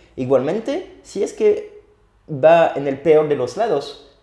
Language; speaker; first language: Spanish; non-native, fluent; French